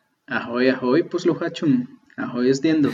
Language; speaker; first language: Czech; non-native, fluent; Spanish